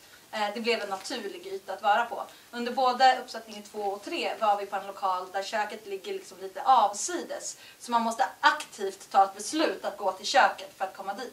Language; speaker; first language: Swedish; native; Swedish